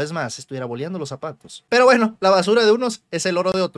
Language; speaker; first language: Spanish; native; Spanish